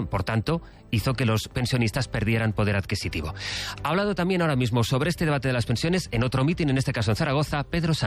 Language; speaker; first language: Spanish; native; Spanish